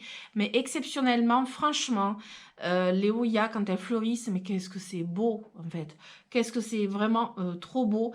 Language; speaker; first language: French; native; French